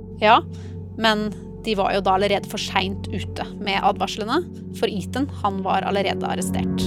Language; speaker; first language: Norwegian; native; Norwegian